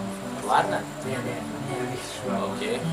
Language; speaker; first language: Russian; non-native, local second language; Tajik